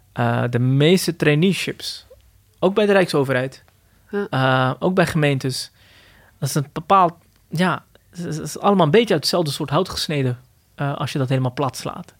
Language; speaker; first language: Dutch; early bilingual, other home language; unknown